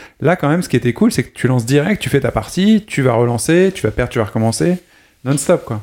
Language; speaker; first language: French; non-native, local second language; Arabic